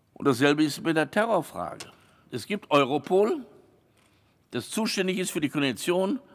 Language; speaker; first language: German; native; German